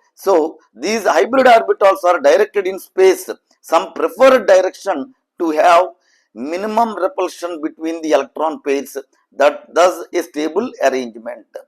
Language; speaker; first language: English; non-native, local second language; Telugu